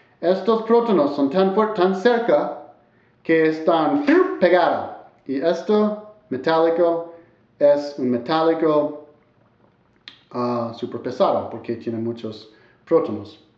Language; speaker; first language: Spanish; non-native, learner; English